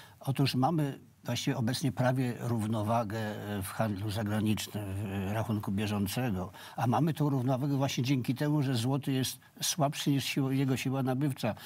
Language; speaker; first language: Polish; native; Polish